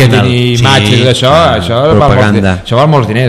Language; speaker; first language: Catalan; native; Catalan